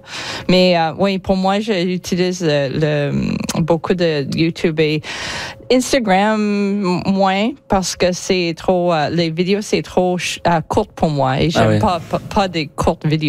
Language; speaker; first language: French; non-native, learner; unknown